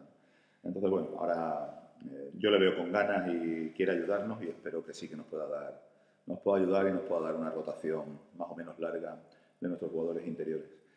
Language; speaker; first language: Spanish; native; Spanish